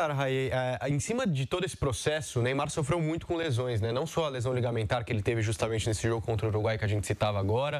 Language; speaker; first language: Portuguese; native; Portuguese